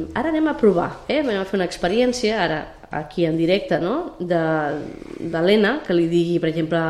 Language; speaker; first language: Catalan; native; Catalan